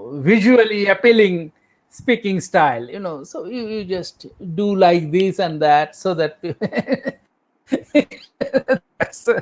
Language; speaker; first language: English; non-native, local second language; Bangla